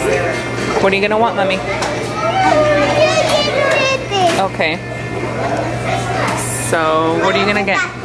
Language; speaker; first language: English; early bilingual, other home language; Spanish